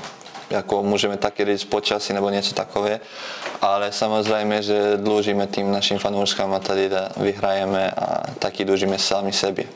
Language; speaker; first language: Czech; non-native, fluent; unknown